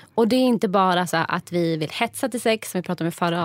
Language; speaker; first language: Swedish; native; Swedish